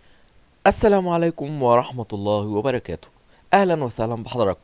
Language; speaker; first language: Arabic; native; Arabic